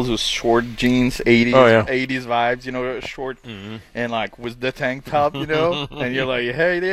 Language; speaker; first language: English; non-native, fluent; French